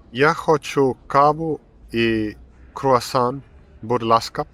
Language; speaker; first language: Ukrainian; non-native, learner; Finnish